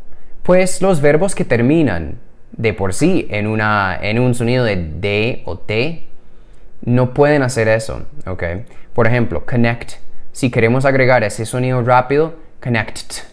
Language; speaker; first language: Spanish; non-native, fluent; English